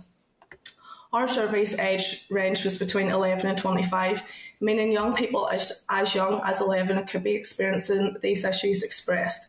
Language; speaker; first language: English; native; English